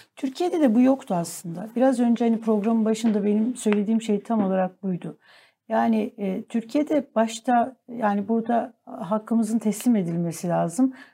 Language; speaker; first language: Turkish; native; Turkish